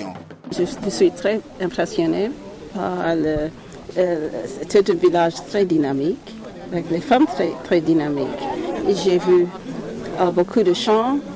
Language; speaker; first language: French; non-native, learner; English